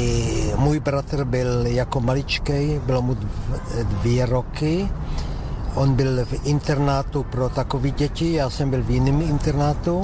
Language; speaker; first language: Czech; early bilingual, heritage; Czech